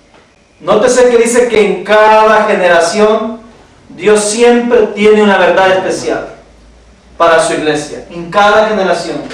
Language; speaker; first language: Spanish; native; Spanish